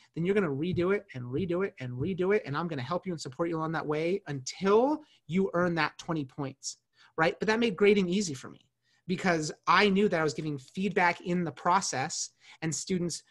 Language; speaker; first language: English; native; English